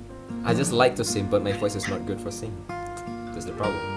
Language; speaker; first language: English; non-native, learner; Indonesian